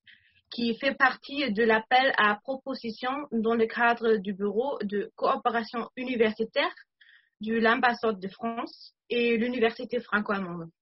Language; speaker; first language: French; non-native, fluent; German